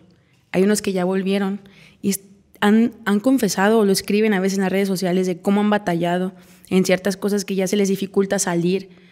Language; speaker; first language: Spanish; native; Spanish